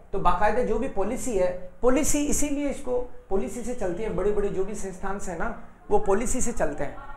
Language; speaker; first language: Hindi; native; Hindi